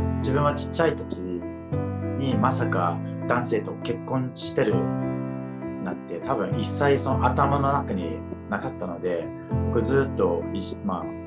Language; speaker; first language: Japanese; non-native, fluent; English